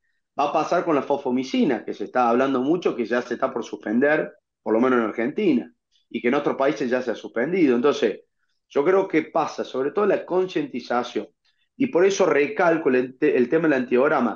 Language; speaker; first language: Spanish; native; Spanish